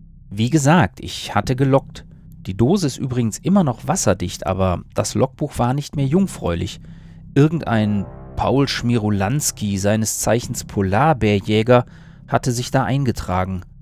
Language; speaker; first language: German; native; German